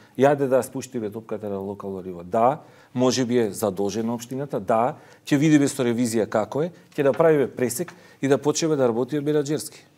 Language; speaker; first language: Macedonian; native; Macedonian